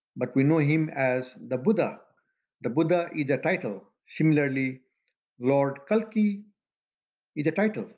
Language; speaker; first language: English; non-native, local second language; Maithili